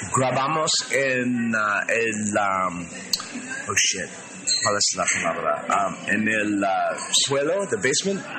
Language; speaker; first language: Spanish; non-native, learner; English